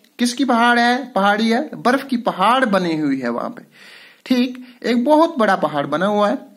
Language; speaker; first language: Urdu; non-native, local second language; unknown